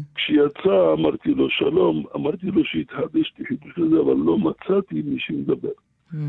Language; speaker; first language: Hebrew; non-native, fluent; Arabic